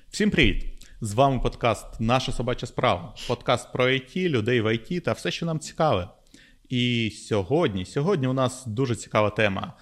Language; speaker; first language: Ukrainian; non-native, local second language; Russian